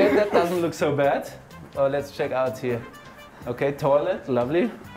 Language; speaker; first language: English; non-native, fluent; German